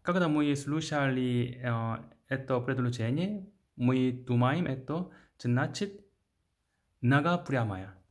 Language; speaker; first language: Russian; non-native, learner; Korean